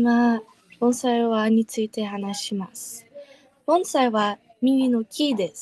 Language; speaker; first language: Japanese; non-native, learner; English